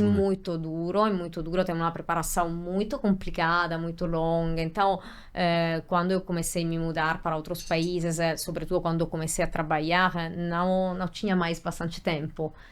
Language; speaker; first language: Portuguese; non-native, fluent; Italian